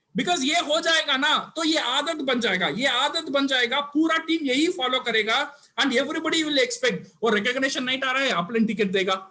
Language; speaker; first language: Hindi; non-native, local second language; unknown